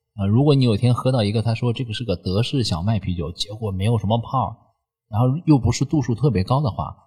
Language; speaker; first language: Chinese; native; Chinese